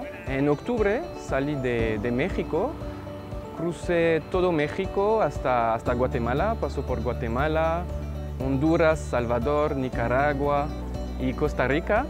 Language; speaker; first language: Spanish; non-native, fluent; French